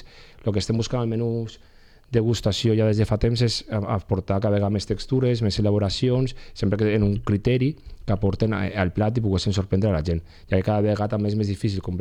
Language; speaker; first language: Catalan; native; Catalan